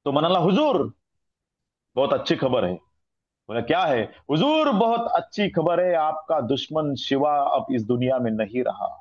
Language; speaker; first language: Hindi; non-native, local second language; Marathi